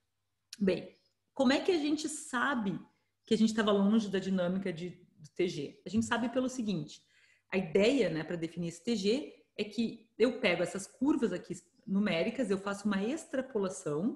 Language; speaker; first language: Portuguese; native; Portuguese